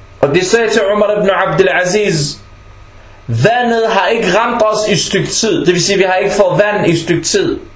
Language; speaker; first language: Danish; early bilingual, other home language; Arabic